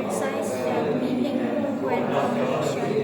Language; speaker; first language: English; non-native, learner; Indonesian